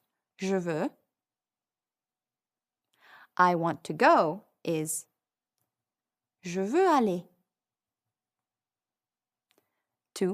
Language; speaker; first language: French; non-native, fluent; English